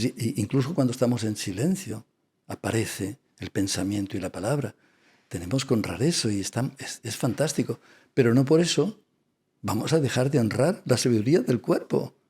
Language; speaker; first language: Spanish; non-native, local second language; Catalan